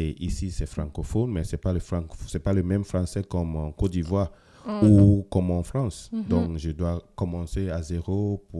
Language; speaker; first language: French; non-native, fluent; Ewe